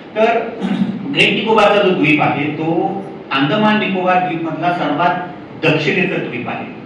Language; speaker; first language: Marathi; non-native, local second language; Hindi